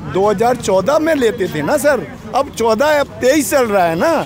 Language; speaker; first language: Hindi; native; Hindi